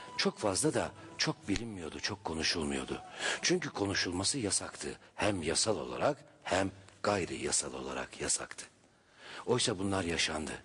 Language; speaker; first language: Turkish; native; Turkish